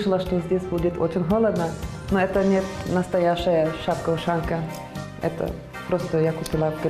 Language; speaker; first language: Russian; non-native, learner; Serbian